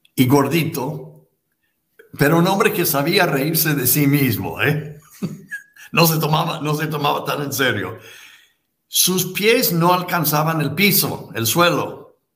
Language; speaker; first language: Spanish; non-native, fluent; English